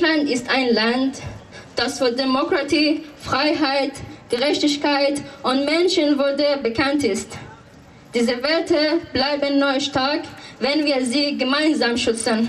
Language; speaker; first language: German; non-native, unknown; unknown